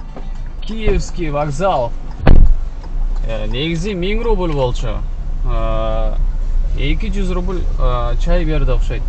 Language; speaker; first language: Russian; non-native, local second language; Kyrgyz